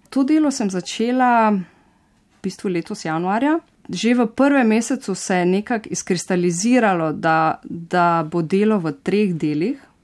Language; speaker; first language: Slovenian; native; Slovenian